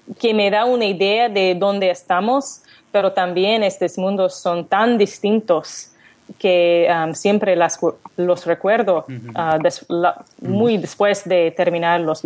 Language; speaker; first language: Spanish; non-native, learner; English